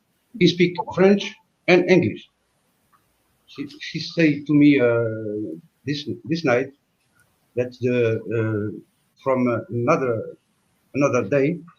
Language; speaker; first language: English; non-native, learner; French